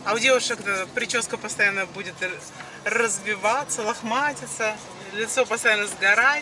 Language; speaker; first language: Russian; native; Russian